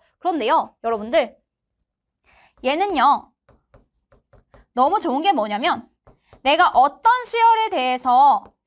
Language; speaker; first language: Korean; native; Korean